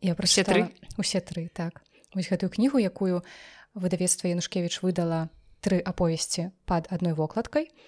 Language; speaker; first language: Belarusian; non-native, local second language; Russian